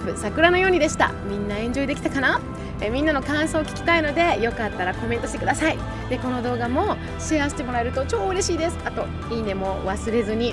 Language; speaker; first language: Japanese; native; Japanese